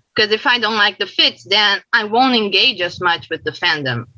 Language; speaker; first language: English; non-native, fluent; Portuguese